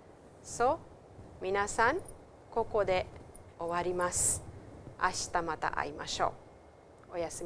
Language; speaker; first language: Japanese; non-native, fluent; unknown